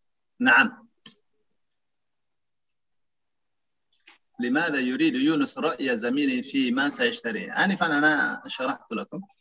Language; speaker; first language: Arabic; non-native, fluent; Indonesian